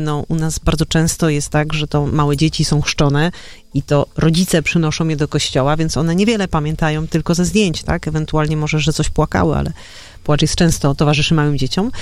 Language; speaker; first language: Polish; native; Polish